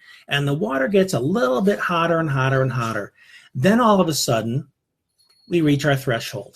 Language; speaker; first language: English; native; English